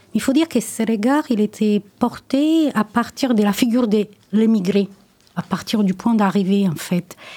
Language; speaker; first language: French; non-native, fluent; Italian